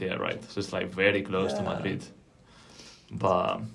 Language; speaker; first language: English; non-native, fluent; Spanish